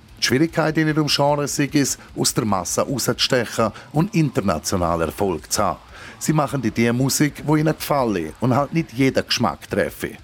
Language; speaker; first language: German; native; German